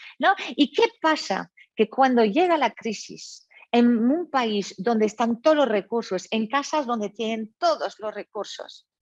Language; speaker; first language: Spanish; non-native, fluent; French